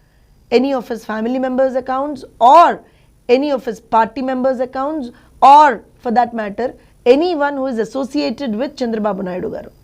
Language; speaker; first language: English; non-native, local second language; Telugu